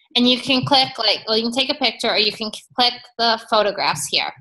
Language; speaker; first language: English; native; English